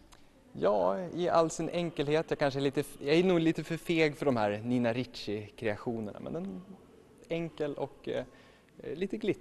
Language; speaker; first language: Swedish; native; Swedish